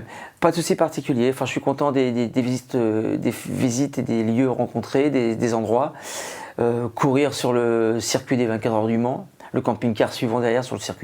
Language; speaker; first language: French; native; French